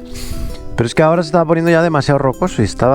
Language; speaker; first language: Spanish; native; Spanish